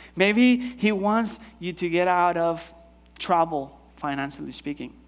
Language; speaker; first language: English; non-native, fluent; Spanish